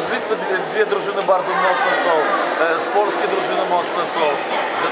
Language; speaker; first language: Polish; non-native, learner; Russian